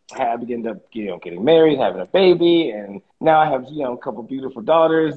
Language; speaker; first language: English; native; English